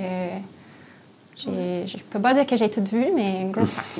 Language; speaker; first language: French; non-native, fluent; English